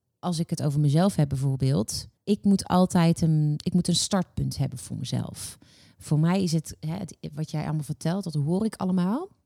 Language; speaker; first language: Dutch; native; Dutch